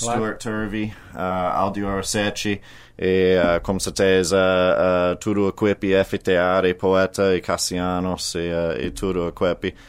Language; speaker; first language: Portuguese; non-native, learner; English